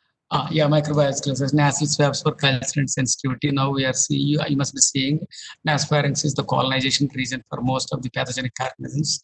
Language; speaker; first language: English; non-native, local second language; Telugu